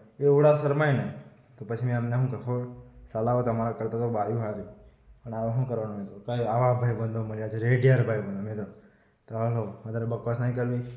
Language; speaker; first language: Gujarati; native; Gujarati